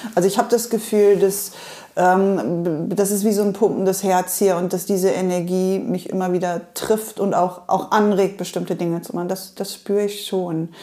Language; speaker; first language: German; native; German